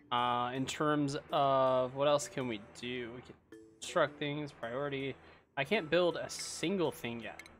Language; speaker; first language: English; native; English